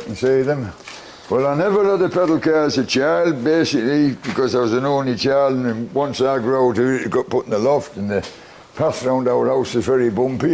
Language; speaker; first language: English; native; English